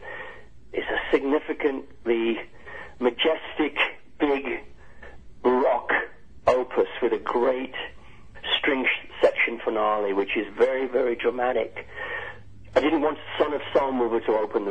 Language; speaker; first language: English; native; English